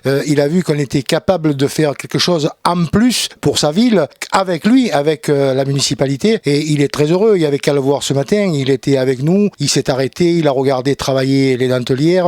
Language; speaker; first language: French; native; French